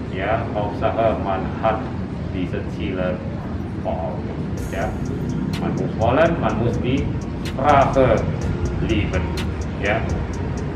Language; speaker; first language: German; non-native, fluent; Indonesian